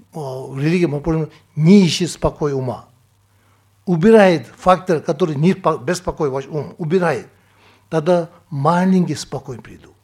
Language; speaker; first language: Russian; non-native, fluent; Tibetan